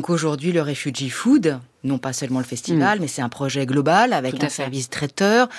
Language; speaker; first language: French; native; French